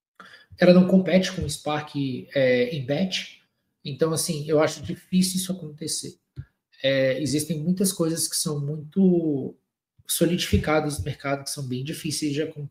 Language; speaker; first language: Portuguese; native; Portuguese